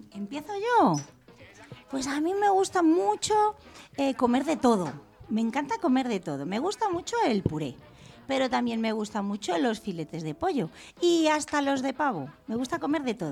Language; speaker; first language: Spanish; native; Spanish